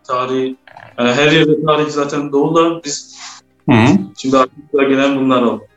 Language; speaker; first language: Turkish; early bilingual, heritage; Turkish